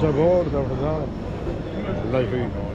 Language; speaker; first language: Portuguese; native; Portuguese